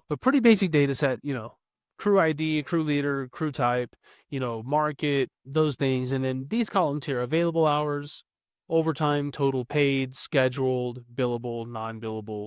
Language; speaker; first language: English; native; English